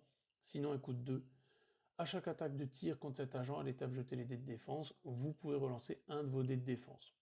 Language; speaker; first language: French; native; French